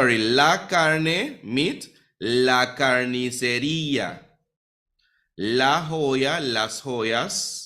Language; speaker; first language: Spanish; non-native, fluent; English